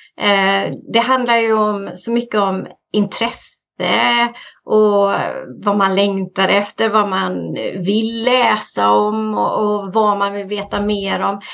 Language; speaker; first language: Swedish; native; Swedish